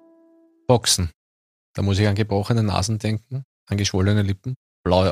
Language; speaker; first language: German; native; German